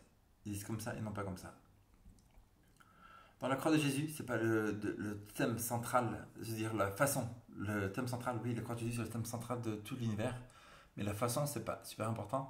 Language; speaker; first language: French; native; French